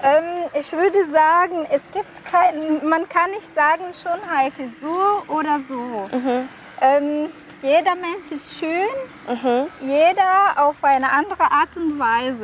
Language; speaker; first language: German; non-native, fluent; Kinyarwanda